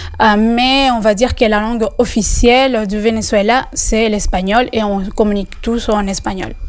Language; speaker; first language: French; non-native, fluent; Spanish